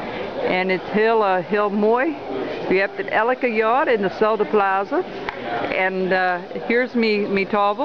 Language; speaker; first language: Dutch; early bilingual, heritage; Dutch